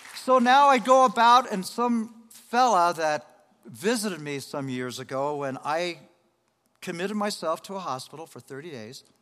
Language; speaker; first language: English; native; English